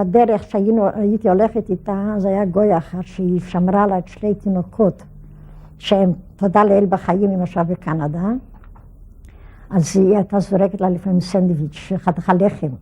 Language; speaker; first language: Hebrew; non-native, fluent; Polish